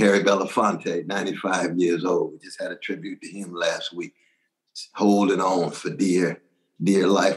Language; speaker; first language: English; native; English